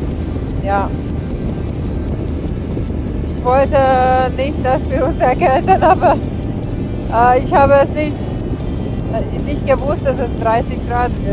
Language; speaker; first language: German; non-native, fluent; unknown